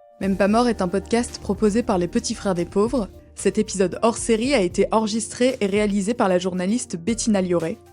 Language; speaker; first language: French; native; French